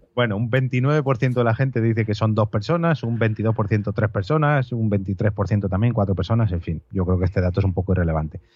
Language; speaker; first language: Spanish; native; Spanish